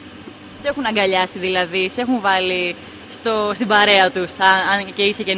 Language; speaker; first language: Greek; native; Greek